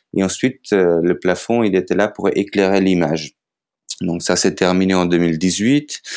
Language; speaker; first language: French; non-native, fluent; Macedonian